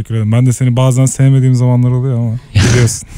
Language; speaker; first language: Turkish; native; Turkish